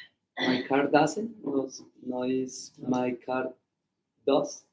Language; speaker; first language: English; non-native, learner; Spanish